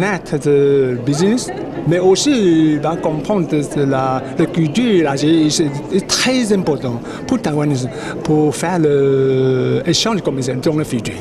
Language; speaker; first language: French; non-native, learner; Chinese